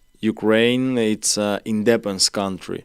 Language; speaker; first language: English; non-native, learner; Ukrainian